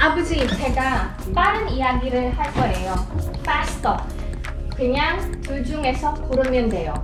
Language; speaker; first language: Korean; non-native, local second language; Filipino